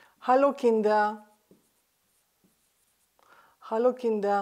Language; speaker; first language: German; non-native, fluent; Greek